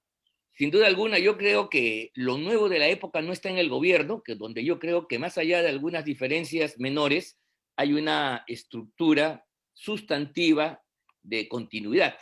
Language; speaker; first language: Spanish; native; Spanish